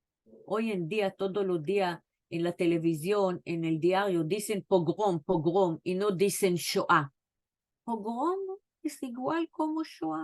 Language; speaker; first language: Spanish; non-native, fluent; Hebrew